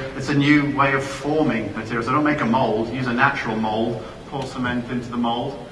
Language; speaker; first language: English; native; English